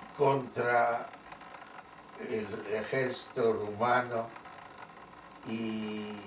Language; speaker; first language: Spanish; non-native, fluent; Yiddish